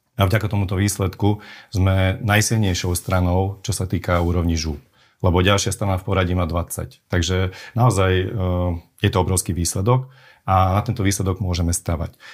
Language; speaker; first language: Slovak; non-native, local second language; Hungarian